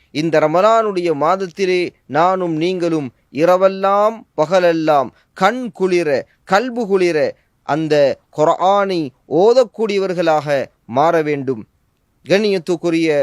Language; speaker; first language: Tamil; native; Tamil